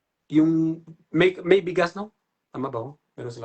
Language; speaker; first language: Filipino; non-native, learner; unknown